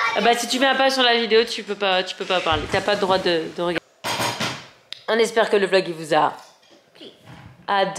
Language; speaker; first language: French; native; French